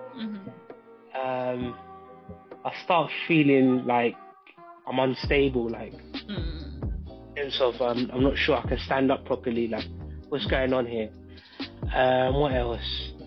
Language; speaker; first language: English; native; English